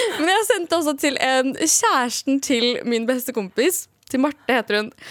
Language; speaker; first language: Norwegian; early bilingual, other home language; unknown